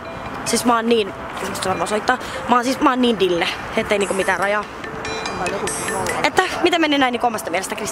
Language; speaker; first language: Finnish; native; Finnish